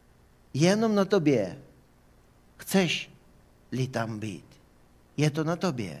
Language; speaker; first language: Czech; non-native, fluent; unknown